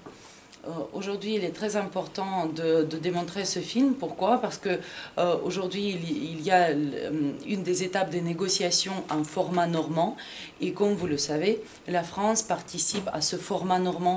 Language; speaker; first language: French; non-native, fluent; Ukrainian